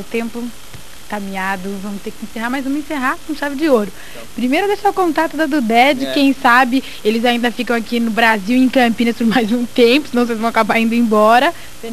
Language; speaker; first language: Portuguese; native; Portuguese